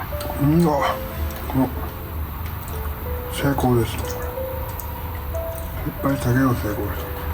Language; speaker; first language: Japanese; native; Japanese